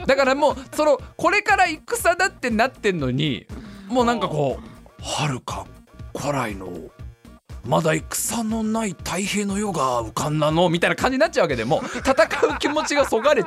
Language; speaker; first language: Japanese; native; Japanese